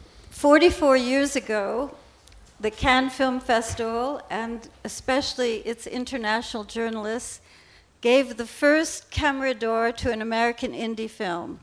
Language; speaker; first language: English; native; English